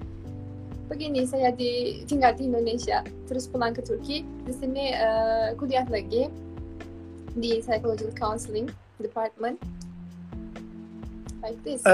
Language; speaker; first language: Indonesian; non-native, fluent; Turkish